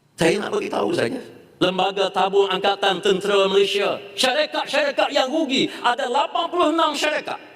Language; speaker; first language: Malay; native; Malay